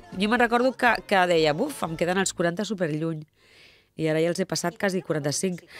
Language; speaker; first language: Catalan; non-native, local second language; Spanish